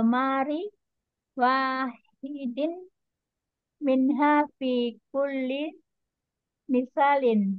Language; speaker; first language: Arabic; non-native, learner; Indonesian